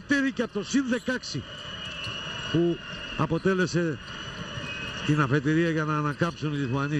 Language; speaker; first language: Greek; native; Greek